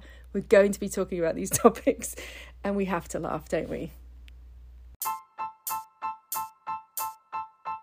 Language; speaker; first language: English; native; English